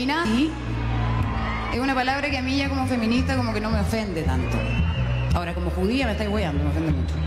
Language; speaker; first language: Spanish; native; Spanish